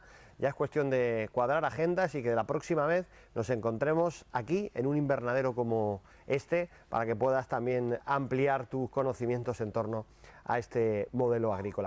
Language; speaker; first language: Spanish; native; Spanish